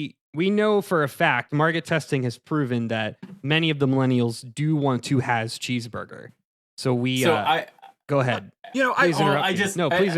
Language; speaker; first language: English; native; English